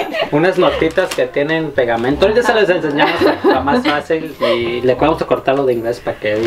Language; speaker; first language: Spanish; native; Spanish